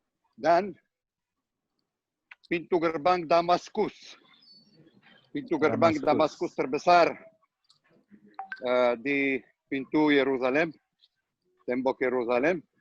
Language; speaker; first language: Indonesian; non-native, learner; Hebrew